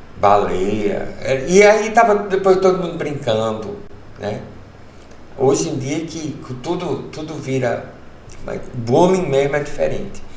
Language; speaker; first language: Portuguese; early bilingual, heritage; Portuguese